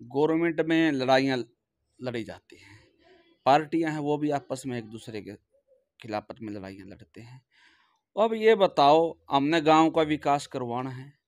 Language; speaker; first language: Hindi; native; Hindi